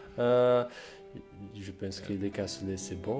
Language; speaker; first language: French; non-native, learner; Portuguese